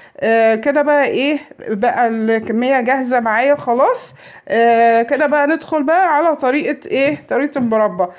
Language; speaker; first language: Arabic; native; Arabic